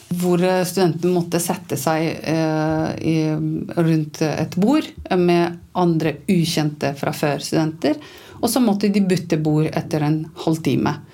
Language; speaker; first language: Norwegian; non-native, fluent; Romanian